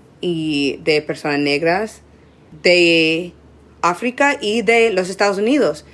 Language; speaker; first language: Spanish; non-native, learner; English